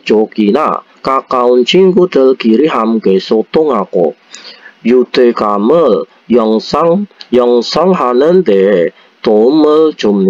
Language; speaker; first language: Korean; non-native, fluent; Indonesian